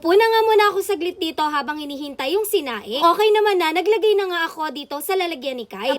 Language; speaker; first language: Filipino; native; Filipino